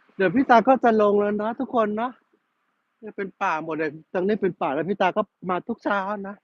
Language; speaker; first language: Thai; non-native, fluent; Burmese